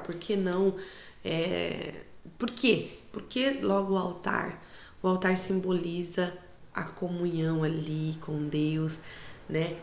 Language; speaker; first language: Portuguese; native; Portuguese